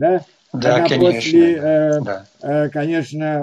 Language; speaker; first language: Russian; non-native, learner; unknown